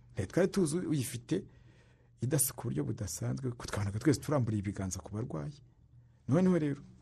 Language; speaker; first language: Kinyarwanda; native; Kinyarwanda